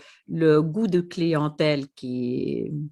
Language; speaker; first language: French; non-native, fluent; Swedish